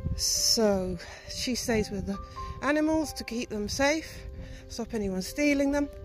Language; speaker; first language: English; native; English